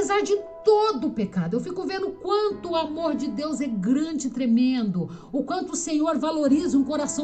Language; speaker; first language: Portuguese; native; Portuguese